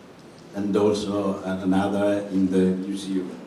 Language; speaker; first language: English; non-native, fluent; Italian